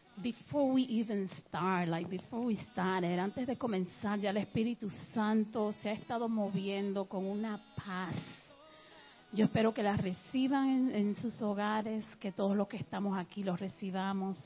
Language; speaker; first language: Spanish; early bilingual, heritage; Spanish